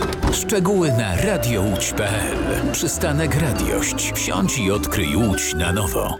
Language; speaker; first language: Polish; native; Polish